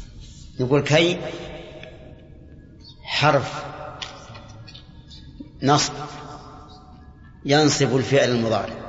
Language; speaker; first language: Arabic; native; Arabic